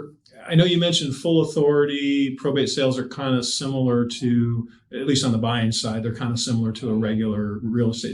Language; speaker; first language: English; native; English